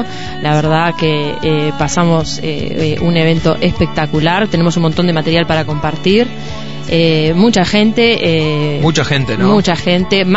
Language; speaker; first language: Spanish; native; Spanish